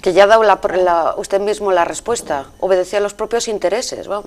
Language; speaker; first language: Spanish; native; Spanish